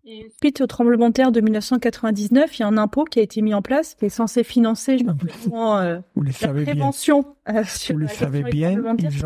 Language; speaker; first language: French; native; French